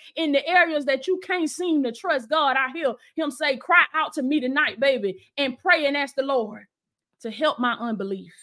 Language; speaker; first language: English; native; English